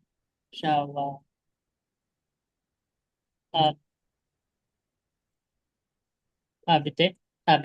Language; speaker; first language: Japanese; non-native, learner; Filipino